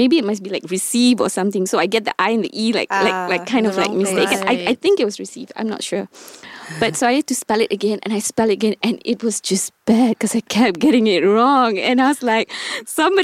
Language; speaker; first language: English; non-native, local second language; Tamil